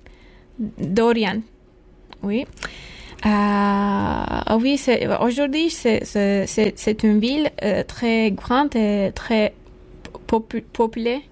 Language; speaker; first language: French; non-native, learner; Turkish